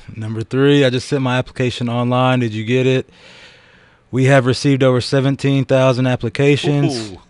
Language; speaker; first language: English; native; English